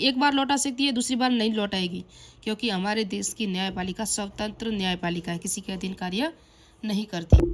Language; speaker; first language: Hindi; native; Hindi